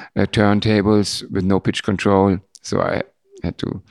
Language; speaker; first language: English; non-native, fluent; German